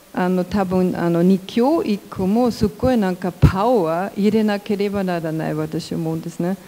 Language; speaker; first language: Japanese; non-native, learner; German